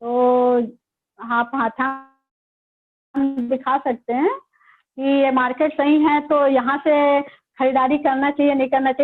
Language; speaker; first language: Hindi; native; Hindi